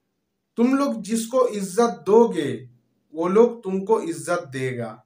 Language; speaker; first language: Hindi; non-native, local second language; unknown